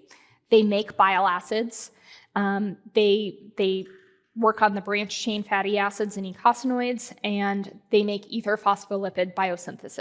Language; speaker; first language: English; native; English